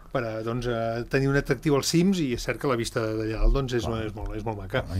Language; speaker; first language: Catalan; native; Catalan